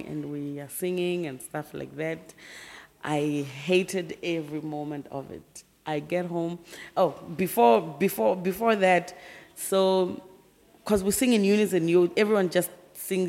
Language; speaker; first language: English; non-native, local second language; Tsonga